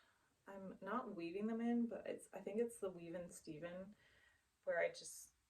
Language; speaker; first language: English; native; English